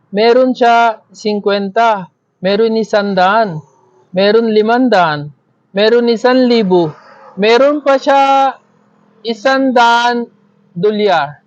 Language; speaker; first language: Filipino; non-native, learner; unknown